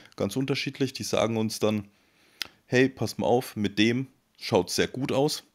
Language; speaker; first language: German; native; German